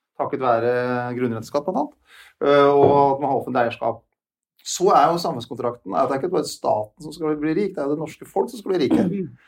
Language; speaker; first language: Norwegian; native; Norwegian